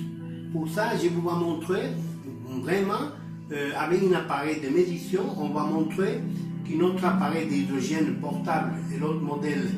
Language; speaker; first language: French; non-native, learner; Spanish